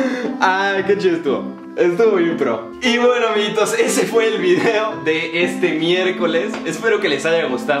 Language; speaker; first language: Spanish; native; Spanish